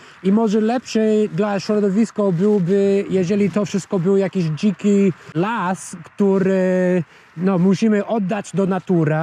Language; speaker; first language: Polish; non-native, fluent; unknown